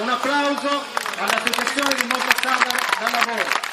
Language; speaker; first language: Italian; native; Italian